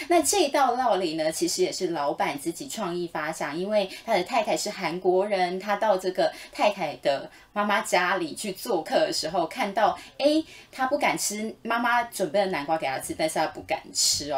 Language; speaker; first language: Chinese; native; Chinese